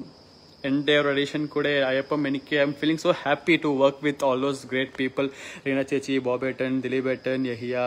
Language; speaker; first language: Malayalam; early bilingual, heritage; Malayalam